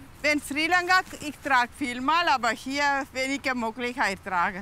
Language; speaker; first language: German; non-native, learner; Tamil